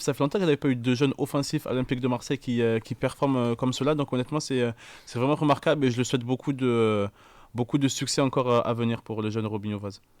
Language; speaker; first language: French; native; French